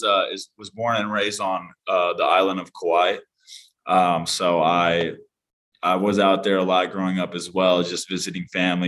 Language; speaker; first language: English; native; English